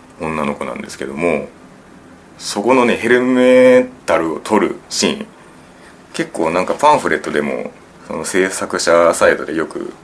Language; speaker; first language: Japanese; native; Japanese